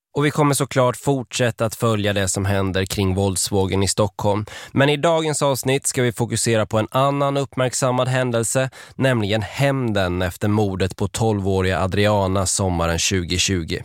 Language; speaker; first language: Swedish; native; Swedish